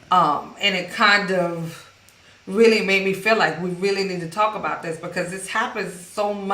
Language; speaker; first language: English; native; English